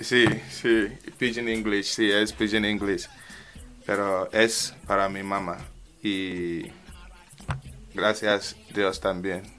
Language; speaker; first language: Spanish; non-native, learner; English